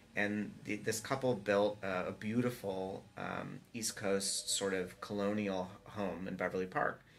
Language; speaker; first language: English; native; English